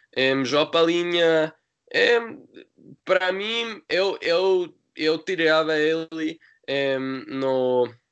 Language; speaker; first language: Portuguese; non-native, learner; English